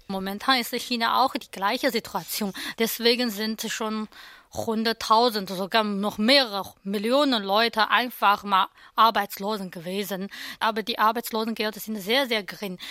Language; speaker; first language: German; non-native, learner; Chinese